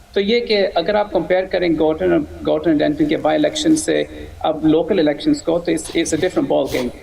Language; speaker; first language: Urdu; native; Urdu